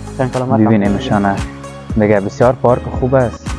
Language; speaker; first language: Persian; native; Persian